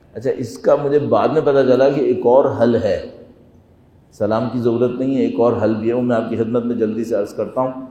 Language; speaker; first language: Urdu; non-native, fluent; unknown